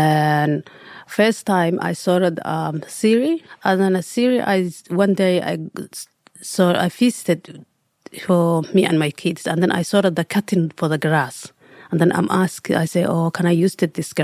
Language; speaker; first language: English; non-native, learner; Somali